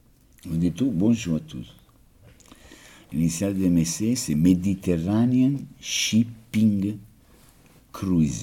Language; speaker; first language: French; non-native, learner; Italian